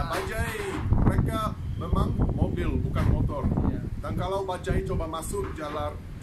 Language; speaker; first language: Indonesian; non-native, fluent; English